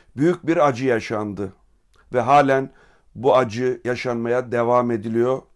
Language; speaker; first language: Turkish; native; Turkish